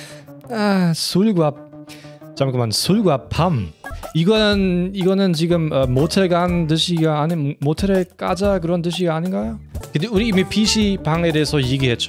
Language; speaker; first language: Korean; non-native, fluent; German